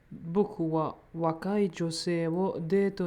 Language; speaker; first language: Japanese; non-native, learner; English